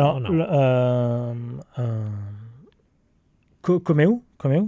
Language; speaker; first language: Portuguese; non-native, learner; French